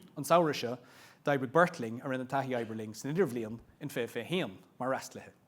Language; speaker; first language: Irish; non-native, local second language; English